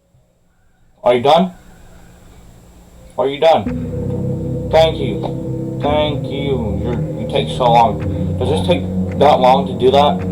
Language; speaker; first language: English; native; English